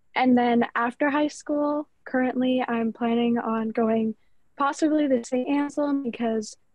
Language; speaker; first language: English; native; English